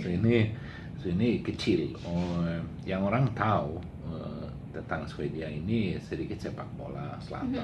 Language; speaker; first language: Indonesian; non-native, learner; Swedish